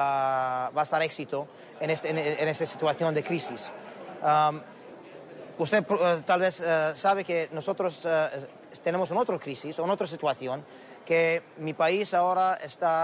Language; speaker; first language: Spanish; non-native, learner; Arabic